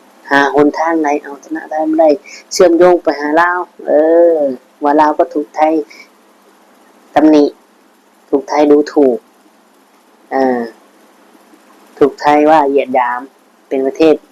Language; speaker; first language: Thai; non-native, local second language; Lao